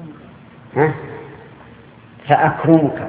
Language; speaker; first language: Arabic; native; Arabic